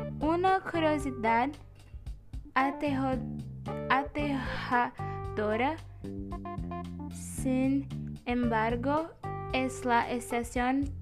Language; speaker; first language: Spanish; non-native, learner; Portuguese